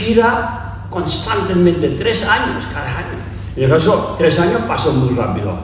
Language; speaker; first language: Spanish; non-native, learner; Tibetan